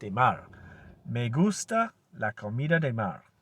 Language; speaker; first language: Spanish; non-native, learner; English